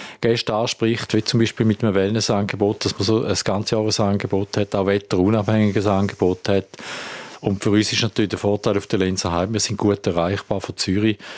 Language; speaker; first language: German; native; German